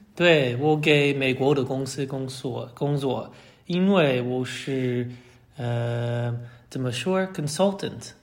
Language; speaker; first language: Chinese; non-native, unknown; English